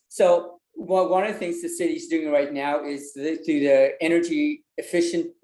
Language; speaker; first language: English; early bilingual, other home language; Vietnamese